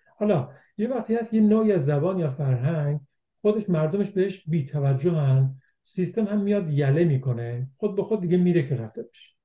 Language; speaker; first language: Persian; non-native, local second language; Central Kurdish